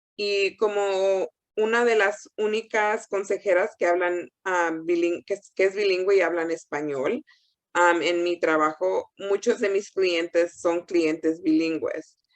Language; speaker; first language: Spanish; early bilingual, heritage; Spanish